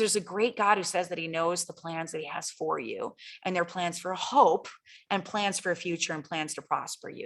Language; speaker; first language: English; native; English